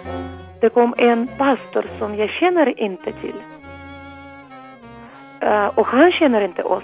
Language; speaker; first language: Swedish; non-native, fluent; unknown